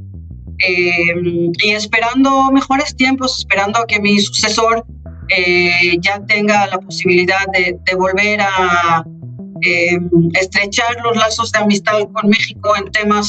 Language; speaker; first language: Spanish; non-native, fluent; Hebrew